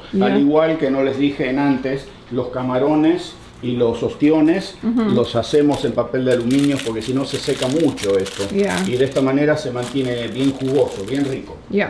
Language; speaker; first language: Spanish; native; Spanish